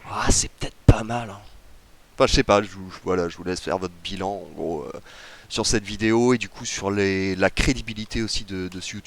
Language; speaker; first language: French; native; French